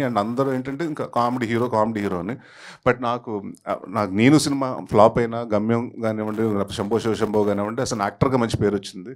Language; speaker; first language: Telugu; native; Telugu